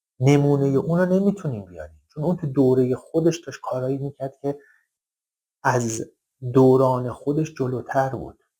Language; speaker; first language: Persian; native; Persian